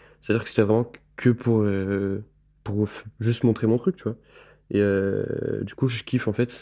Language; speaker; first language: French; native; French